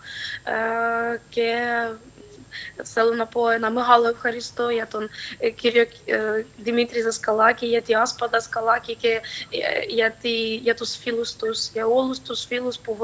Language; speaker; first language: Greek; non-native, fluent; Ukrainian